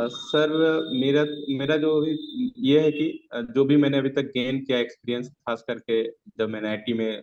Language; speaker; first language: Hindi; native; Hindi